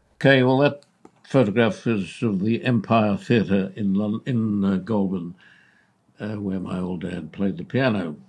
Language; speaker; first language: English; native; English